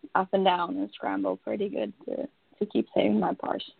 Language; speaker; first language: English; non-native, fluent; Swedish